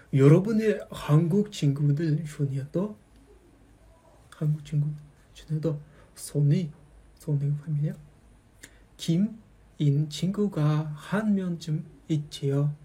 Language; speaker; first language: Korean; non-native, fluent; Kazakh